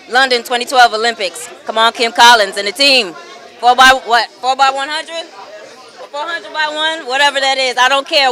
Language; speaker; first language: English; native; English